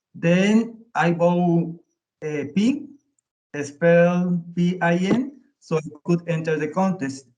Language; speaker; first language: English; non-native, learner; Spanish